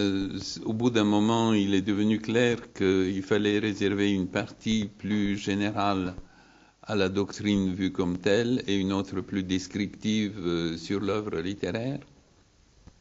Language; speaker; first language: French; non-native, fluent; Bulgarian